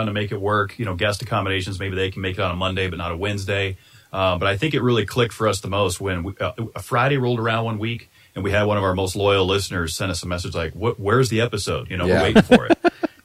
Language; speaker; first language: English; native; English